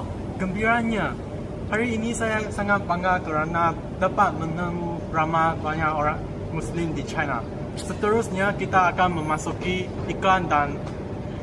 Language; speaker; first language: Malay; non-native, local second language; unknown